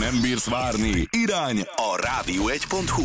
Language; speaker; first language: Hungarian; native; Hungarian